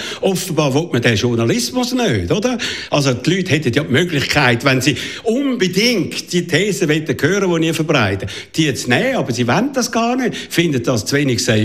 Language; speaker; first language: German; native; German